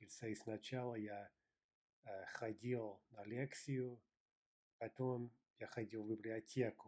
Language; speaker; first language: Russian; non-native, fluent; English